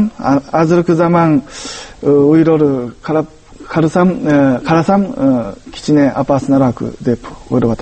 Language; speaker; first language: Kyrgyz; non-native, fluent; Japanese